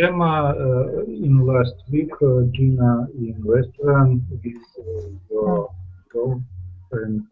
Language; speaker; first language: English; non-native, learner; Russian